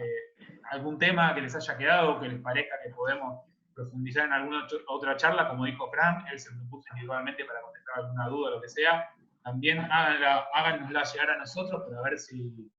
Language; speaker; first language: Spanish; native; Spanish